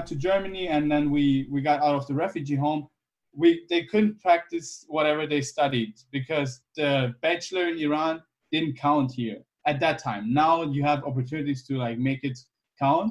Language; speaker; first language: English; non-native, fluent; German